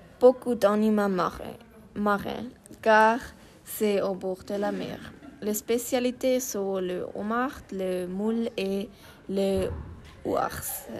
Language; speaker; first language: French; non-native, learner; German